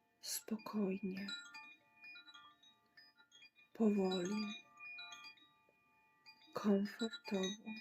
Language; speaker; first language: Polish; native; Polish